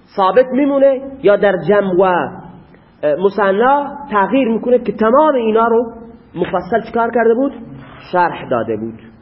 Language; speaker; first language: Persian; non-native, local second language; Baluchi